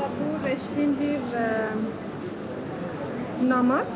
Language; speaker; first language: Turkish; non-native, learner; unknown